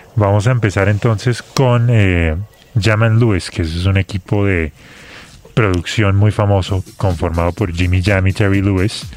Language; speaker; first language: Spanish; native; Spanish